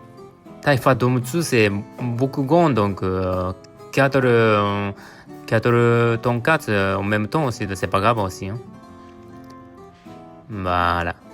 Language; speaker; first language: French; non-native, learner; Japanese